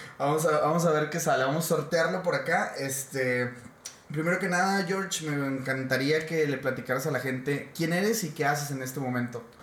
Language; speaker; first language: Spanish; native; Spanish